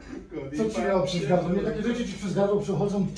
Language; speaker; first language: Polish; native; Polish